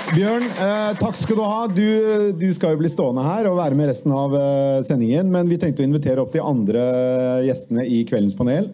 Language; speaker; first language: Norwegian; native; Norwegian